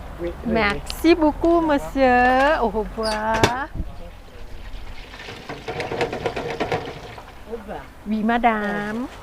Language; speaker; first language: French; non-native, learner; Thai